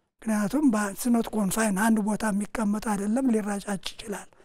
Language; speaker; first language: Amharic; native; Amharic